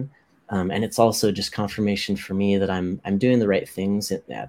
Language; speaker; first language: English; native; English